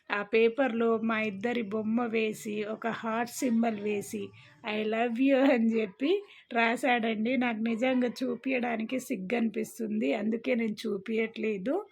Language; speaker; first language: Telugu; non-native, local second language; Lambadi